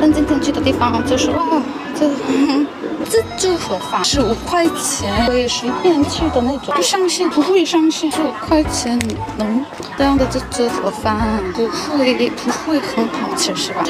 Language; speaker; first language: Chinese; non-native, learner; Korean